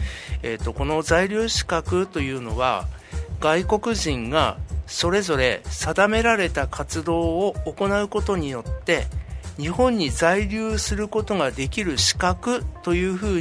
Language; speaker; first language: Japanese; native; Japanese